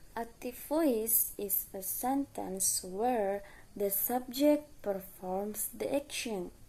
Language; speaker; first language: English; non-native, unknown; Indonesian